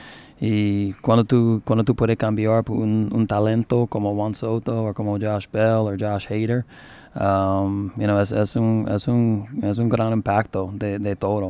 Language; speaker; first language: Spanish; non-native, learner; English